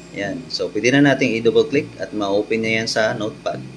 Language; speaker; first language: Filipino; non-native, local second language; Cebuano